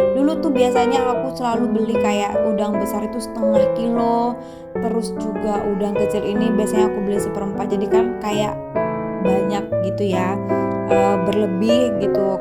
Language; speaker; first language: Indonesian; native; Indonesian